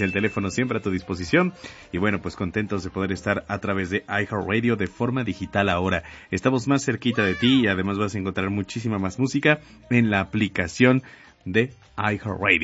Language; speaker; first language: Spanish; native; Spanish